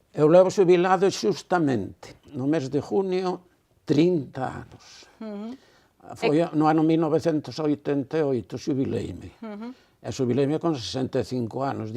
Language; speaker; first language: Galician; non-native, local second language; Spanish